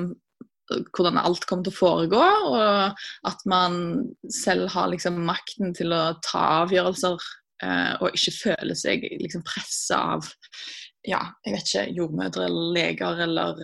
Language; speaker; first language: Norwegian; native; Norwegian